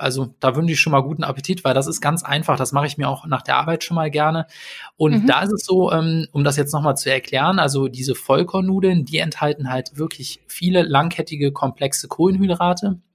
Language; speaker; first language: German; native; German